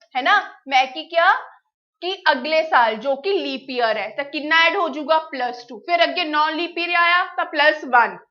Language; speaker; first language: Hindi; non-native, local second language; Punjabi